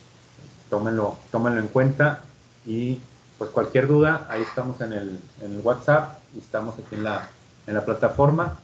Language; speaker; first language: Spanish; native; Spanish